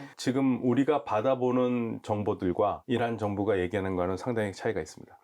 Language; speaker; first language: Korean; native; Korean